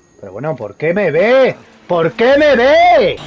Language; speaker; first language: Spanish; native; Spanish